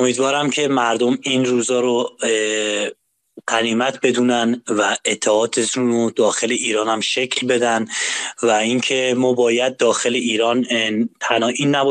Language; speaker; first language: Persian; native; Persian